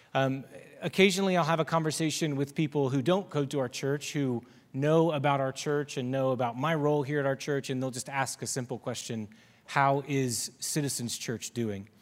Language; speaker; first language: English; native; English